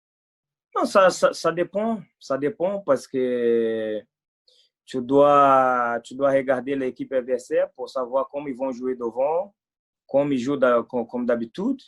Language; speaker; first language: French; non-native, fluent; Portuguese